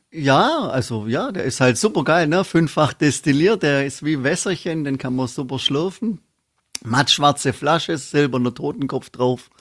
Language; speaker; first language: German; native; German